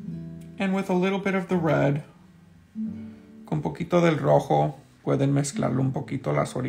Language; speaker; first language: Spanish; early bilingual, heritage; Spanish